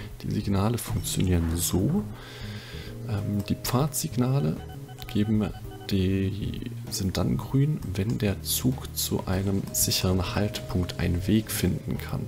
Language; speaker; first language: German; native; German